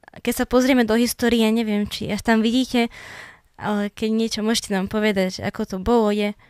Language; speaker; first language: Slovak; native; Slovak